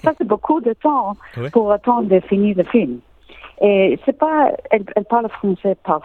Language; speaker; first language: French; non-native, learner; English